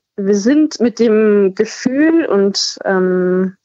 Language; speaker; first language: German; native; German